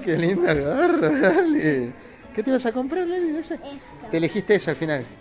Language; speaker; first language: Spanish; native; Spanish